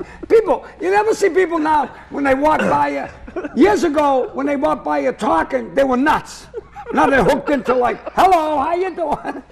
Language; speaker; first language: English; native; English